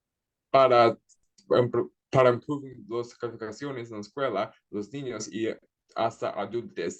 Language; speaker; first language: Spanish; early bilingual, heritage; Spanish